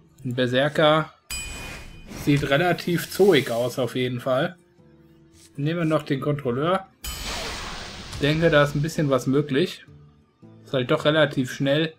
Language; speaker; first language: German; native; German